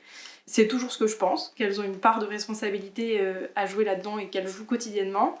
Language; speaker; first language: French; native; French